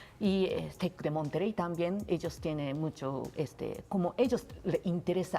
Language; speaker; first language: Spanish; non-native, learner; Japanese